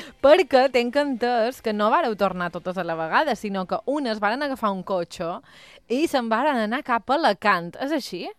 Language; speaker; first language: Catalan; native; Catalan